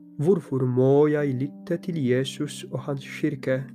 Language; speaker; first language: Norwegian; non-native, fluent; Polish